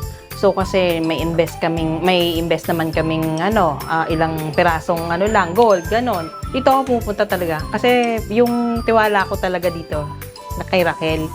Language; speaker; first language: Filipino; native; Filipino